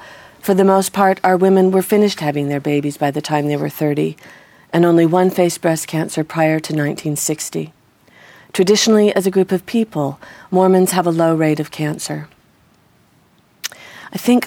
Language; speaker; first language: English; native; English